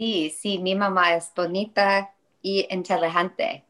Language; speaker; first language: Spanish; non-native, learner; English